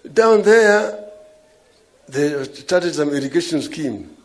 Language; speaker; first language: English; non-native, local second language; Luo (Kenya and Tanzania)